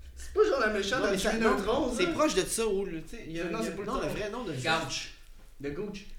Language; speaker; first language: French; native; French